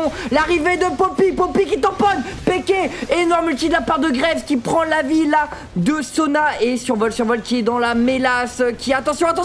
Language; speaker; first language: French; native; French